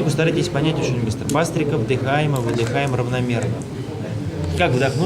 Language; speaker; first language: Russian; native; Russian